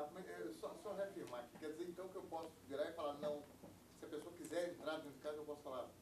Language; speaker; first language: Portuguese; native; Portuguese